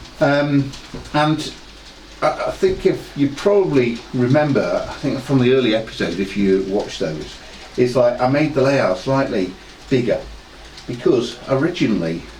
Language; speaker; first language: English; native; English